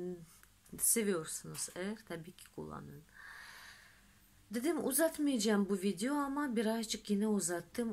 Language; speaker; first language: Turkish; non-native, fluent; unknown